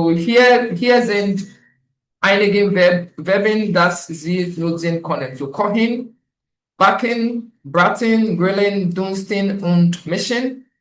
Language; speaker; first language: German; non-native, learner; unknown